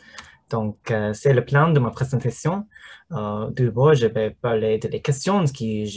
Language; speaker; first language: French; non-native, learner; English